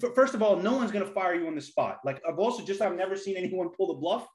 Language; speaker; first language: English; native; English